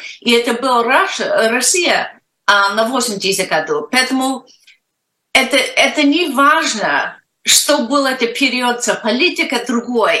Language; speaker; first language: Russian; non-native, learner; English